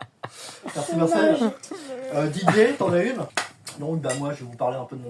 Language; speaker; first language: French; native; French